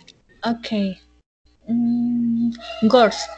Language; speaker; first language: English; non-native, learner; Spanish